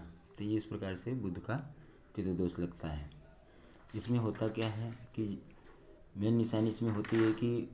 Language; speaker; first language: Hindi; native; Hindi